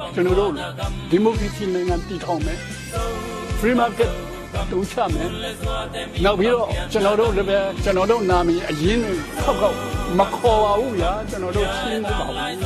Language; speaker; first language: Burmese; non-native, local second language; Tedim Chin